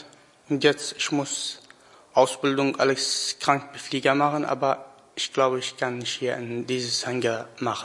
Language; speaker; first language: German; non-native, learner; Arabic